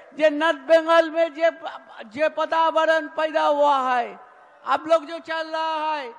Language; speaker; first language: Hindi; non-native, local second language; Bangla